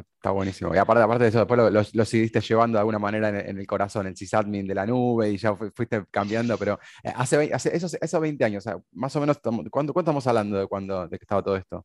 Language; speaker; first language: Spanish; native; Spanish